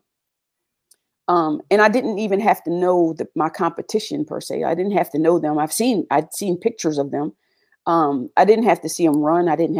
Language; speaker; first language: English; native; English